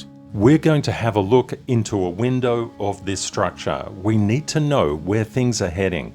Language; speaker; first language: English; native; English